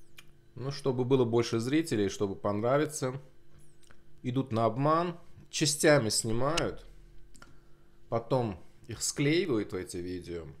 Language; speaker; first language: Russian; non-native, local second language; Azerbaijani